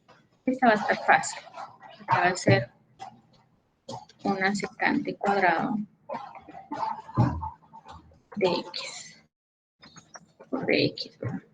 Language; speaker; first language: Spanish; native; Spanish